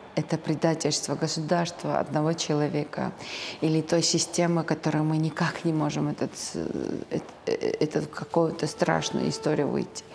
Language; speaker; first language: Russian; non-native, local second language; Georgian